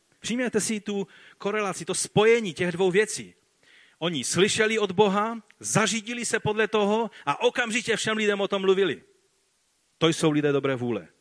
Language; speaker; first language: Czech; non-native, fluent; Polish